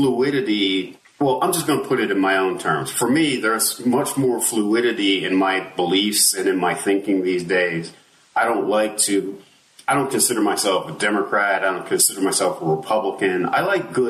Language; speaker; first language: English; native; English